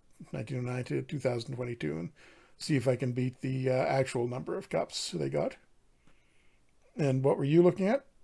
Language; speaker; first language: English; native; English